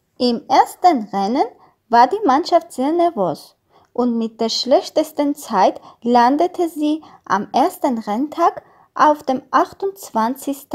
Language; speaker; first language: German; non-native, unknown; Russian